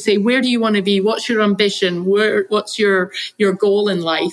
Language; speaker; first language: English; native; English